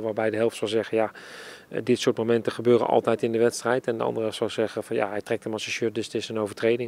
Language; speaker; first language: Dutch; native; Dutch